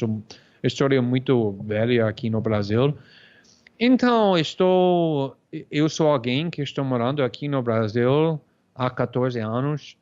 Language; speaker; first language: Portuguese; non-native, fluent; English